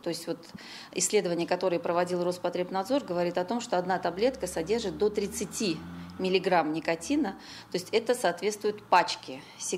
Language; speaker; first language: Russian; native; Russian